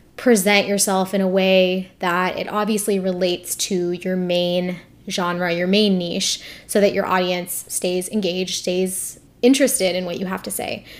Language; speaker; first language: English; early bilingual, other home language; Hindi